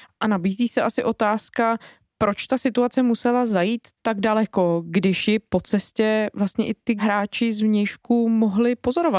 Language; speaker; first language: Czech; native; Czech